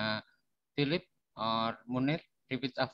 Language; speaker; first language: English; non-native, fluent; Indonesian